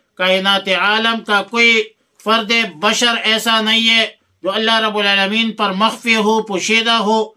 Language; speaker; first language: Urdu; non-native, local second language; Pashto